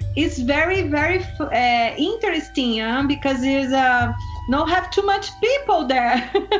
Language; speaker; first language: English; non-native, learner; Portuguese